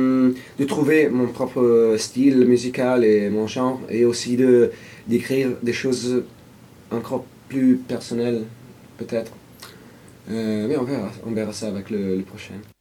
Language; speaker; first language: French; non-native, fluent; Italian